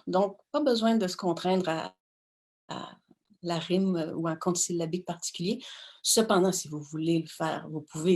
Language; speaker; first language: French; native; French